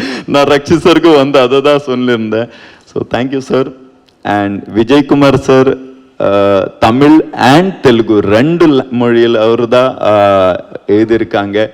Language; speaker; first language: Tamil; non-native, learner; Kannada